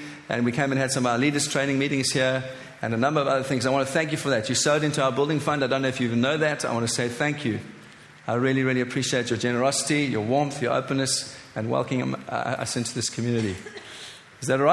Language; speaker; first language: English; native; English